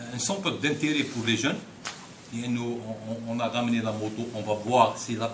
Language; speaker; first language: French; non-native, local second language; Arabic